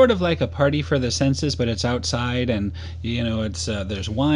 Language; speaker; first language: English; native; English